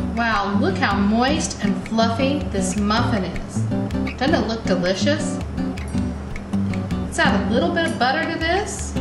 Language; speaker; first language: English; native; English